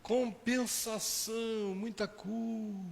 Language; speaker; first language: Portuguese; native; Portuguese